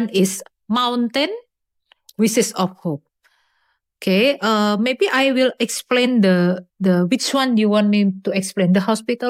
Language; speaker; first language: English; non-native, learner; Indonesian